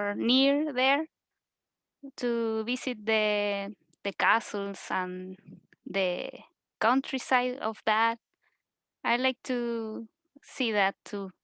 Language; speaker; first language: English; non-native, learner; Spanish